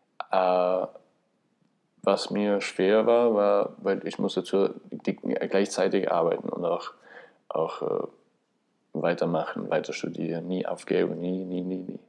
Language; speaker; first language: German; non-native, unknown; Albanian